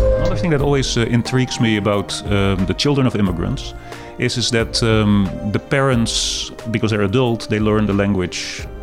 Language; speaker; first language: English; non-native, fluent; Dutch